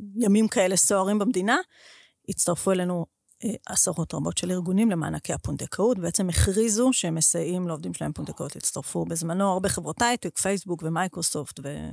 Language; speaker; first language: Hebrew; native; Hebrew